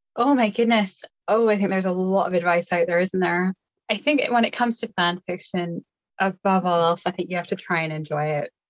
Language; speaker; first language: English; native; English